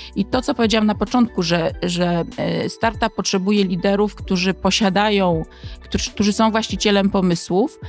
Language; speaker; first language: Polish; native; Polish